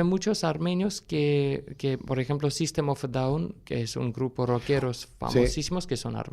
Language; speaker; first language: Spanish; non-native, fluent; Armenian